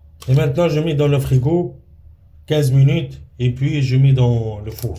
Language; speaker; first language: French; non-native, local second language; Arabic